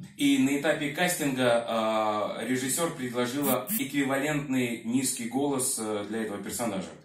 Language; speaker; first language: Russian; native; Russian